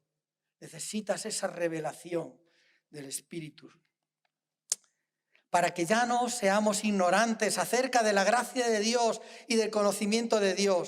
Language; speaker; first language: Spanish; native; Spanish